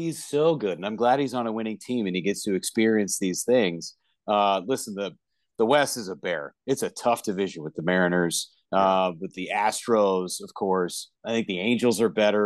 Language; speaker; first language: English; native; English